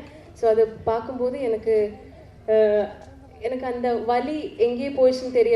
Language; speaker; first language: Tamil; non-native, learner; Malayalam